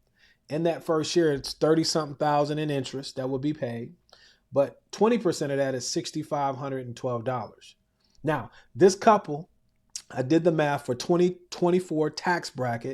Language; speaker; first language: English; native; English